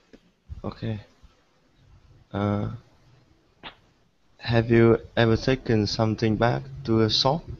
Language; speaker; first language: English; non-native, learner; Vietnamese